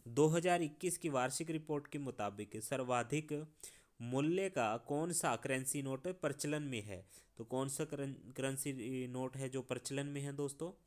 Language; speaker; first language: Hindi; non-native, local second language; Punjabi